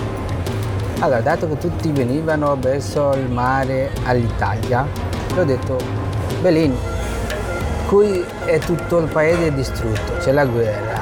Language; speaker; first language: Italian; non-native, fluent; Bangla